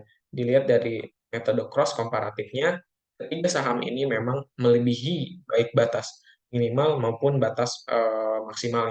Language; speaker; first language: Indonesian; native; Indonesian